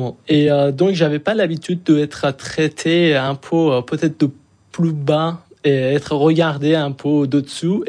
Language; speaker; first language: French; non-native, fluent; Persian